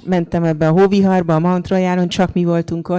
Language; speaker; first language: Hungarian; native; Hungarian